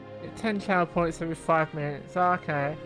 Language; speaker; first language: English; native; English